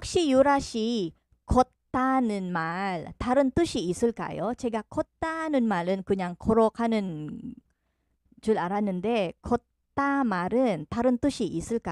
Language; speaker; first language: Korean; non-native, learner; Filipino